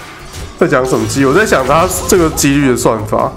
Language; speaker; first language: Chinese; native; Chinese